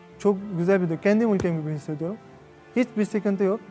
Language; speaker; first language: Turkish; non-native, learner; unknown